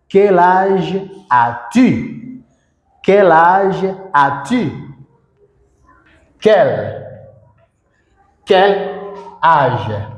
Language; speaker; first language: French; non-native, fluent; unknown